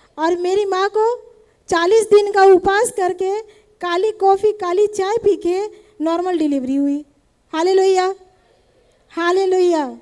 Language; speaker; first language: Hindi; native; Hindi